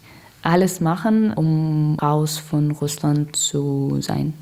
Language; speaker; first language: German; non-native, learner; Russian